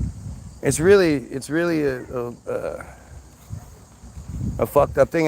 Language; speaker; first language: English; native; English